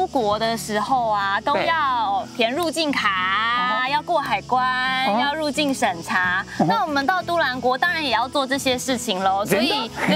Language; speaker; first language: Chinese; native; Chinese